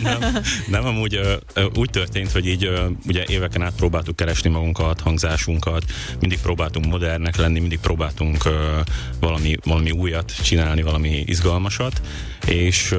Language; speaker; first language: Hungarian; native; Hungarian